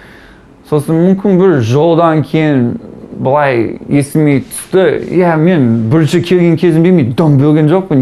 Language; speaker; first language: Kazakh; non-native, learner; English